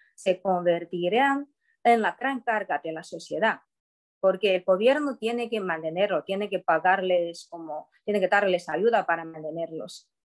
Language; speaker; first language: Spanish; non-native, fluent; Chinese